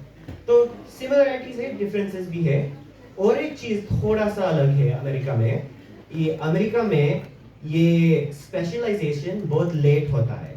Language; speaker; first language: Hindi; early bilingual, heritage; English